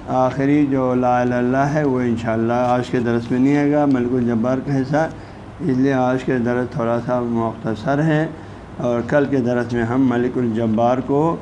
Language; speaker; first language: Urdu; non-native, local second language; Balti